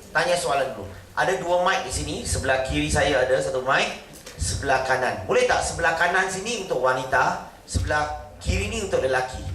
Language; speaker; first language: Malay; non-native, local second language; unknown